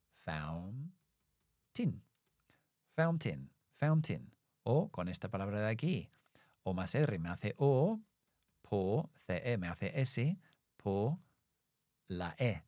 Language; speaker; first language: Spanish; non-native, fluent; English